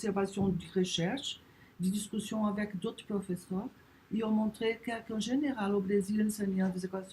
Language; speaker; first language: French; non-native, learner; Portuguese